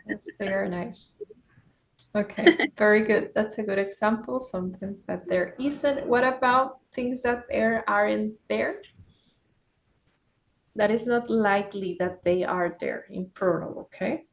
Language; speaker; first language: English; non-native, fluent; Spanish